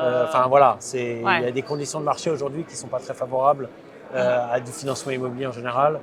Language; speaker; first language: French; native; French